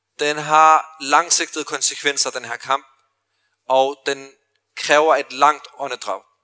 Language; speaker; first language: Danish; early bilingual, other home language; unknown